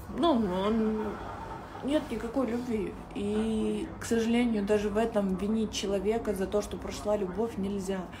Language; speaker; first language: Russian; native; Russian